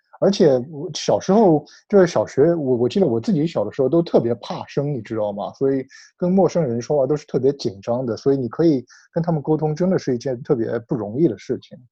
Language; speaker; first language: Chinese; early bilingual, heritage; Chinese